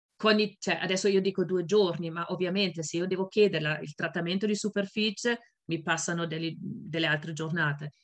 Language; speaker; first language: Italian; non-native, fluent; German